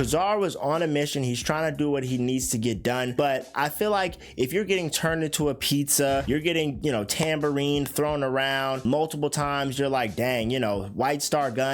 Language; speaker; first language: English; native; English